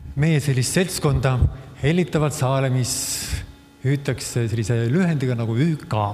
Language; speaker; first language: Estonian; native; Estonian